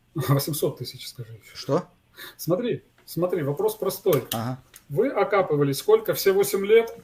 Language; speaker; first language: Russian; native; Russian